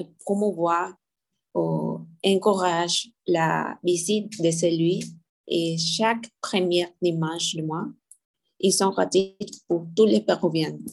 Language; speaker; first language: French; non-native, learner; Spanish